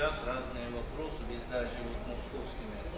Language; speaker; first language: Russian; non-native, fluent; Turkish